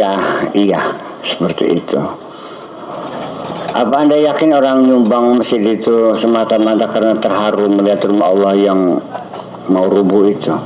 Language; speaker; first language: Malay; non-native, local second language; Javanese